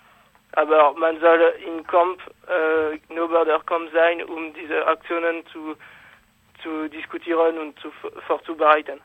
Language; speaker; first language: German; non-native, fluent; French